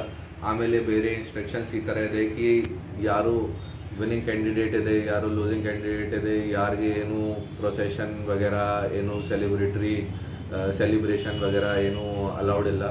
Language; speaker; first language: Kannada; non-native, learner; Hindi